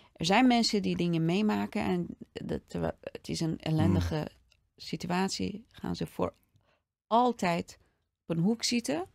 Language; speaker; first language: Dutch; non-native, fluent; Persian